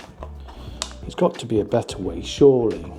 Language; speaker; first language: English; native; English